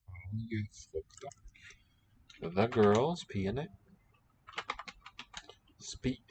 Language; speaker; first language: Danish; non-native, learner; English